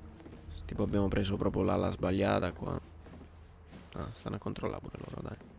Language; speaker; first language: Italian; native; Italian